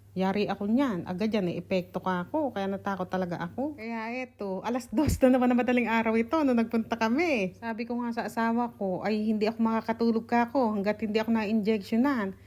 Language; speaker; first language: Filipino; native; Filipino